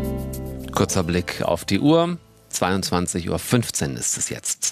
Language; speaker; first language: German; native; German